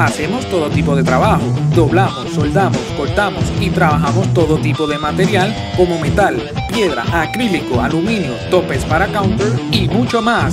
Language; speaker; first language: Spanish; native; Spanish